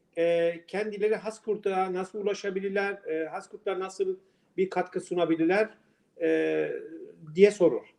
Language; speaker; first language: Turkish; non-native, local second language; Kurdish